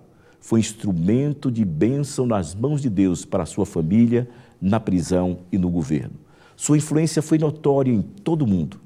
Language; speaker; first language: Portuguese; native; Portuguese